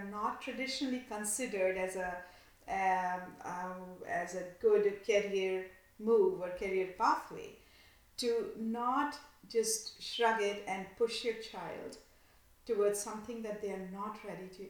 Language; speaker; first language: English; non-native, local second language; Bangla